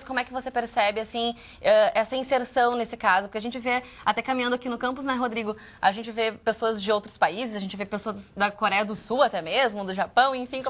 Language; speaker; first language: Portuguese; native; Portuguese